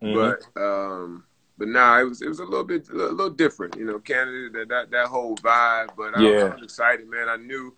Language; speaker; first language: English; native; English